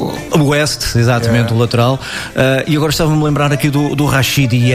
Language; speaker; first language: Portuguese; native; Portuguese